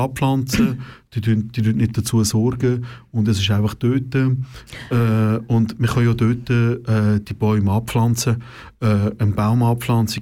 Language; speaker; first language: German; non-native, local second language; Turkish